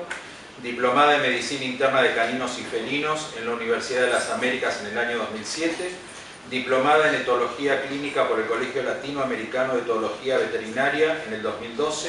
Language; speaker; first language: Spanish; native; Spanish